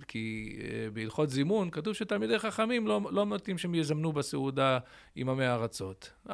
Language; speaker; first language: Hebrew; early bilingual, other home language; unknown